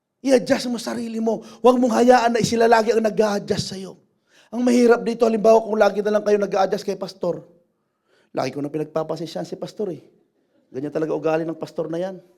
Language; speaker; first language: Filipino; non-native, local second language; Iloko